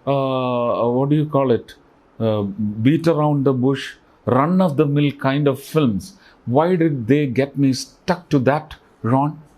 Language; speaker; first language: English; non-native, local second language; Malayalam